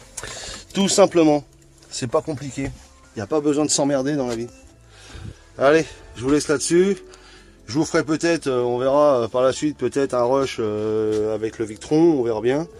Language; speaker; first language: French; native; French